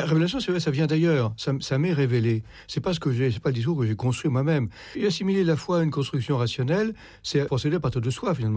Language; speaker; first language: French; native; French